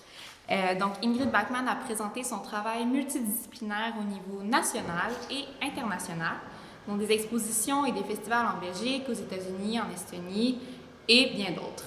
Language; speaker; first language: French; native; French